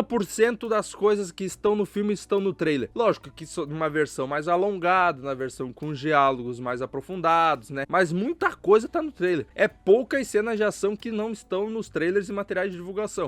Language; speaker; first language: Portuguese; native; Portuguese